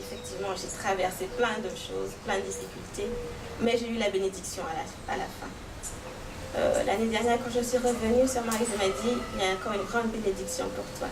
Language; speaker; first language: French; native; French